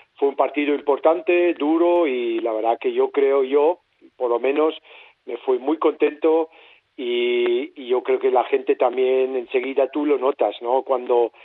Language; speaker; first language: Spanish; non-native, fluent; German